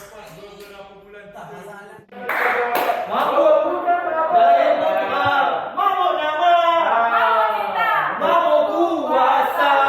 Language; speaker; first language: Malay; native; Malay